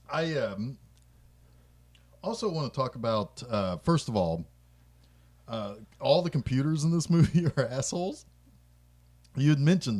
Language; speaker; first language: English; native; English